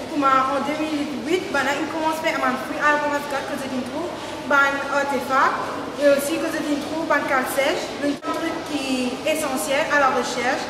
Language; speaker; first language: French; non-native, local second language; Morisyen